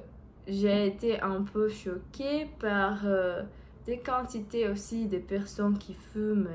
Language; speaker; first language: French; non-native, learner; Portuguese